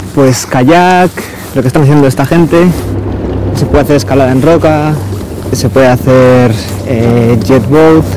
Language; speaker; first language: Spanish; native; Spanish